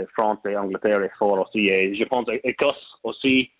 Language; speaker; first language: French; non-native, learner; English